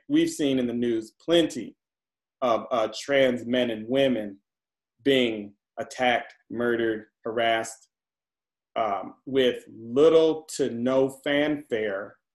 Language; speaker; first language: English; native; English